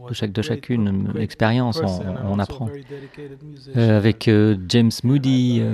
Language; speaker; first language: French; non-native, fluent; Hebrew